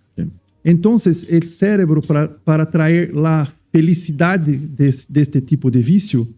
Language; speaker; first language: Spanish; non-native, fluent; Portuguese